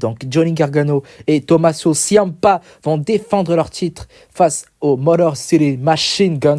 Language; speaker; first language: French; native; French